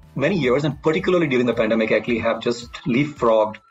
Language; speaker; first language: English; non-native, local second language; Hindi